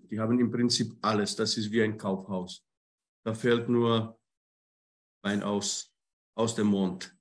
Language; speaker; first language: German; non-native, fluent; Czech